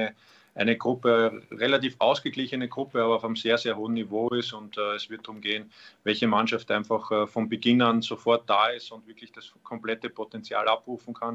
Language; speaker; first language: German; native; German